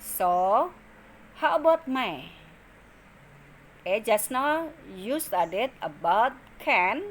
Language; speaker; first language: English; non-native, learner; Indonesian